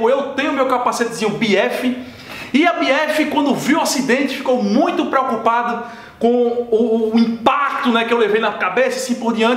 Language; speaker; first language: Portuguese; native; Portuguese